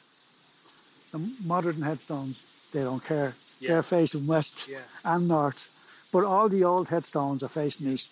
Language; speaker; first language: English; native; English